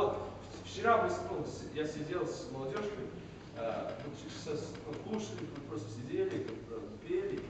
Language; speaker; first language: Russian; non-native, fluent; English